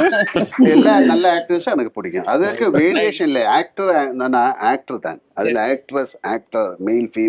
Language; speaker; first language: Tamil; non-native, learner; Malayalam